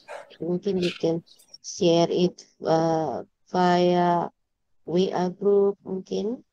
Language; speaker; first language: English; non-native, learner; Indonesian